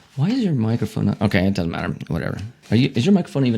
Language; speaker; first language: English; native; English